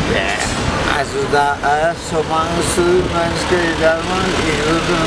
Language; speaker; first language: Danish; non-native, fluent; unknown